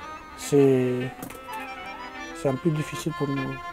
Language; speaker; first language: French; non-native, learner; Romanian